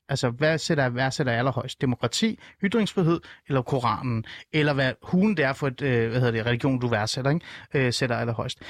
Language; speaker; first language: Danish; early bilingual, other home language; Persian